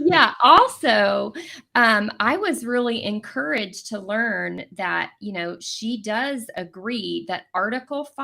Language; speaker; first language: English; native; English